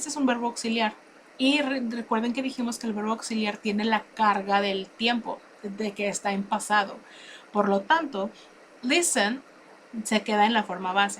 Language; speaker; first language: Spanish; native; Spanish